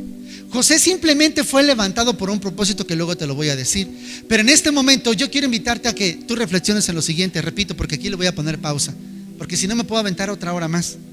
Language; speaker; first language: Spanish; native; Spanish